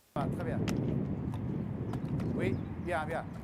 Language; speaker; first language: French; non-native, fluent; English